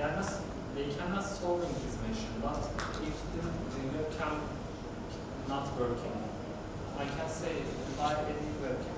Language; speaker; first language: English; non-native, learner; Turkish